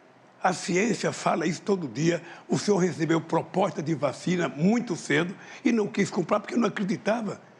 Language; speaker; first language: Portuguese; native; Portuguese